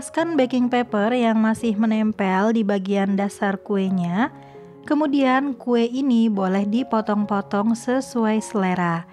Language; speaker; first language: Indonesian; native; Indonesian